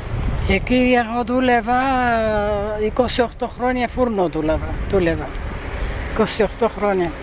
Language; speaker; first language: Greek; early bilingual, heritage; Greek